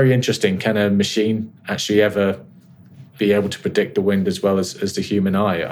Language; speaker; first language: English; native; English